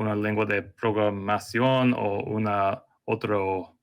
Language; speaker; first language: Spanish; non-native, learner; English